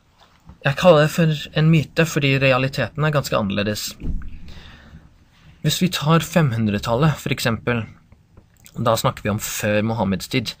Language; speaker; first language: Norwegian; non-native, fluent; English